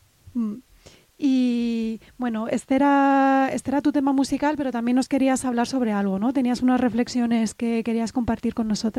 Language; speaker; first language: Spanish; native; Spanish